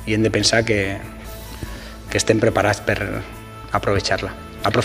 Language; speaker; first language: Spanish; non-native, local second language; Catalan